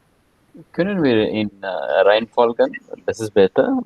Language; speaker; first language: German; non-native, learner; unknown